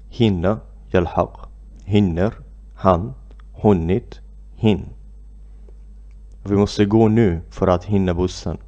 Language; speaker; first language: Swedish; non-native, fluent; Arabic